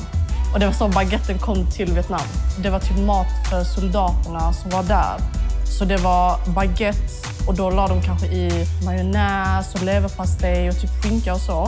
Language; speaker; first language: Swedish; early bilingual, other home language; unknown